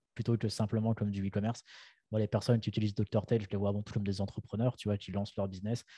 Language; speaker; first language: French; native; French